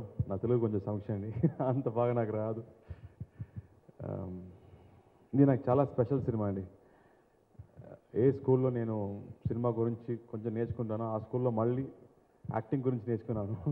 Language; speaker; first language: Telugu; non-native, learner; Tamil